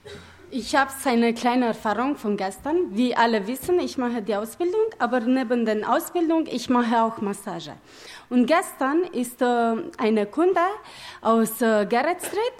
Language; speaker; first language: German; non-native, learner; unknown